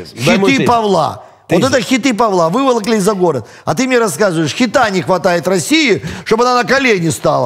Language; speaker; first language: Russian; native; Russian